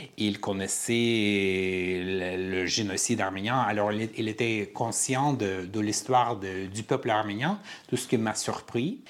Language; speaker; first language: French; non-native, fluent; Armenian